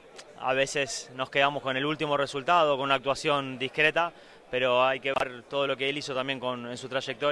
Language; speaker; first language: Spanish; native; Spanish